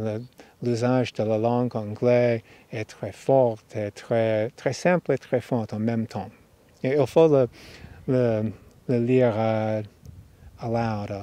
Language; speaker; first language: French; non-native, fluent; English